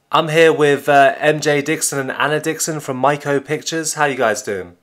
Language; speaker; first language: English; native; English